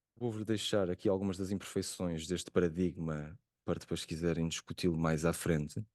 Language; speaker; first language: Portuguese; native; Portuguese